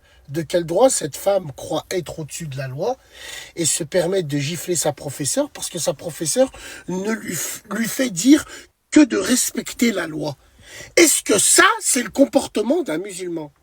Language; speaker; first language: French; native; French